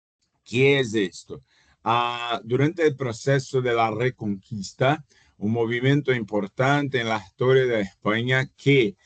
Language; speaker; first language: Spanish; non-native, fluent; Portuguese